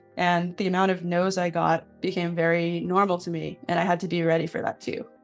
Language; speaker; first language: English; native; English